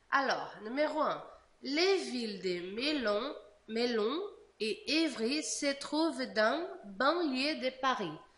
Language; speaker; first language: French; non-native, fluent; Portuguese